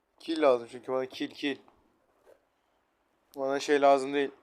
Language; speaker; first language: Turkish; native; Turkish